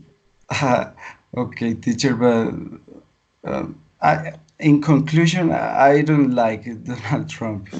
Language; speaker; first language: English; non-native, learner; Spanish